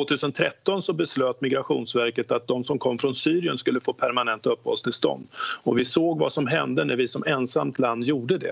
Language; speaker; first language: Swedish; native; Swedish